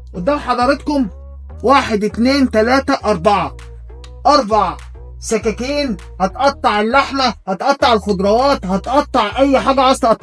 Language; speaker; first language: Arabic; native; Arabic